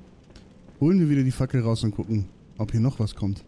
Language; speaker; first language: German; native; German